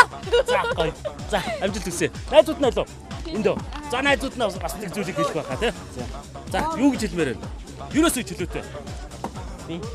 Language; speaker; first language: Mongolian; native; Mongolian